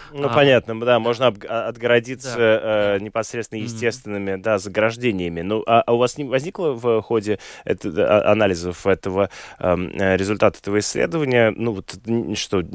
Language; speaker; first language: Russian; native; Russian